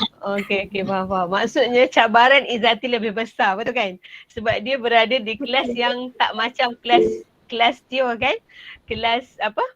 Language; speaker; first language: Malay; native; Malay